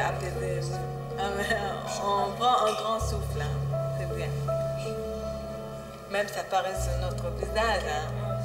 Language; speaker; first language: French; non-native, fluent; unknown